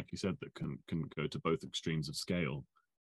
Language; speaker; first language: English; native; English